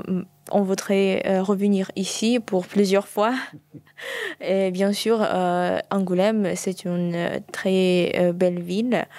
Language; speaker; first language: French; non-native, fluent; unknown